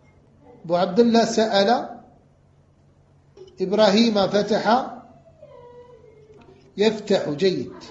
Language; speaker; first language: Arabic; non-native, fluent; French